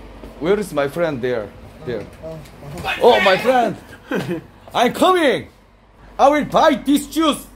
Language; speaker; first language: English; non-native, learner; Korean